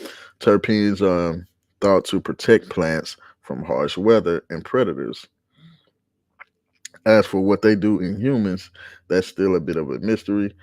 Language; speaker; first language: English; native; English